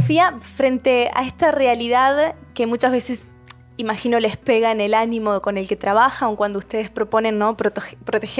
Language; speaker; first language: Spanish; native; Spanish